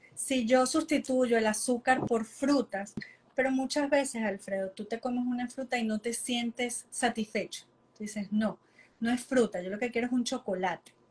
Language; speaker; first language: Spanish; native; Spanish